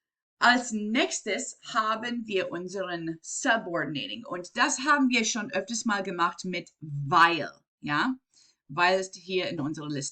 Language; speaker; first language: German; non-native, fluent; English